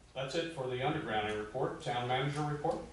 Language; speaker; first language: English; native; English